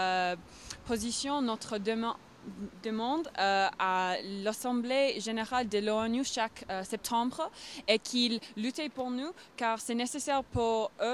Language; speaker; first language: French; non-native, fluent; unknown